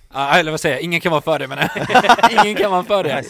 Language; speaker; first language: Swedish; early bilingual, other home language; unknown